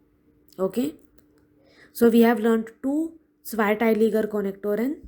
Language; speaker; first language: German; non-native, fluent; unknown